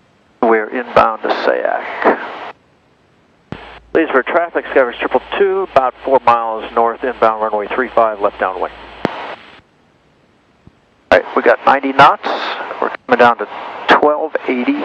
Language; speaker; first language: English; native; English